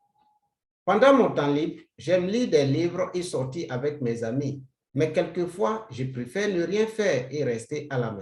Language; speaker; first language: French; non-native, fluent; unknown